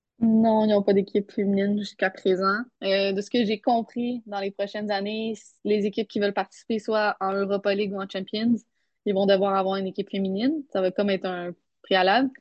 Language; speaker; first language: French; native; French